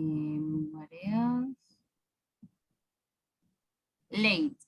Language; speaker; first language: English; non-native, fluent; Spanish